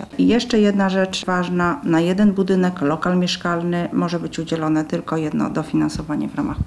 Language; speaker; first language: Polish; native; Polish